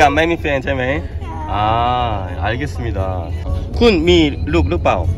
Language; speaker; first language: Korean; native; Korean